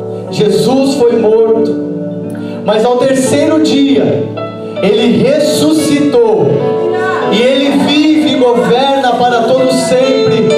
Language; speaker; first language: Portuguese; native; Portuguese